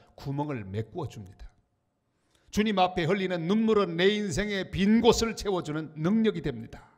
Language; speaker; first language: Korean; native; Korean